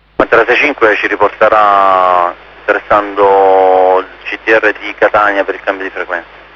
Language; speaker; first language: Italian; native; Italian